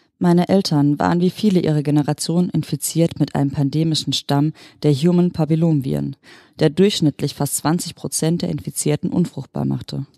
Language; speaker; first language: German; native; German